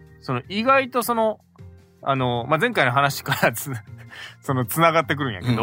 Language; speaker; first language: Japanese; native; Japanese